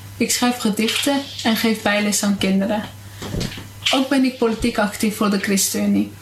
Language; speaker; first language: Dutch; early bilingual, other home language; Armenian